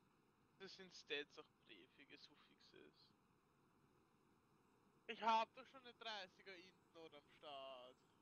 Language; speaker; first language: German; native; German